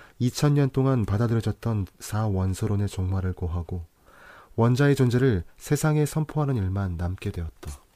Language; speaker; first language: Korean; native; Korean